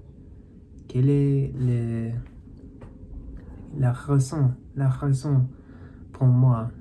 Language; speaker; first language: French; non-native, learner; English